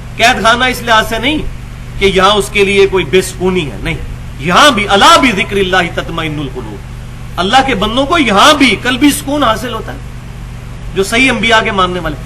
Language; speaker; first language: Urdu; non-native, local second language; Punjabi